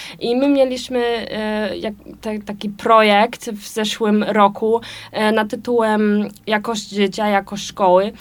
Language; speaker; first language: Polish; non-native, learner; German